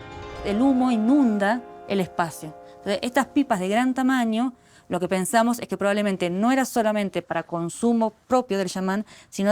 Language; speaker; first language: Spanish; native; Spanish